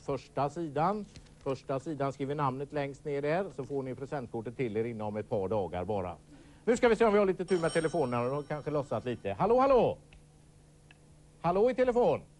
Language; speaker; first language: Swedish; native; Swedish